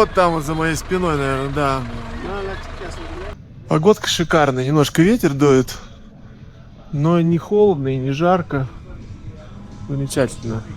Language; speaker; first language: Russian; native; Russian